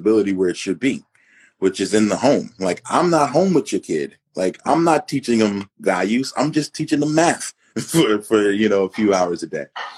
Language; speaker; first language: English; native; English